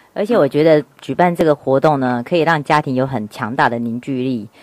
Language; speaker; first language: Chinese; native; Chinese